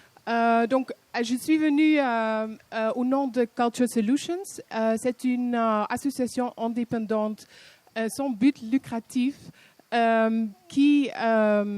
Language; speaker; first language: French; non-native, fluent; Dutch